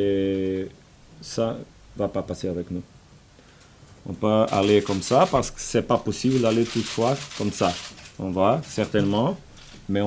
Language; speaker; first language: French; non-native, fluent; Portuguese